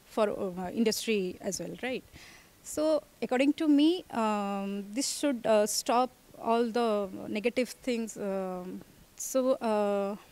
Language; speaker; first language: English; non-native, local second language; Odia